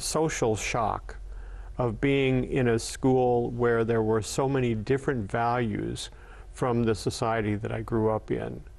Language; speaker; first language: English; native; English